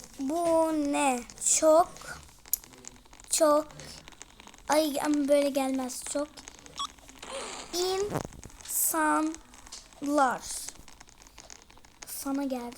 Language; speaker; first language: Turkish; early bilingual, heritage; Turkish